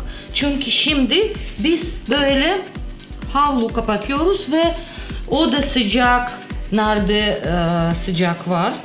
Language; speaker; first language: Turkish; non-native, learner; Russian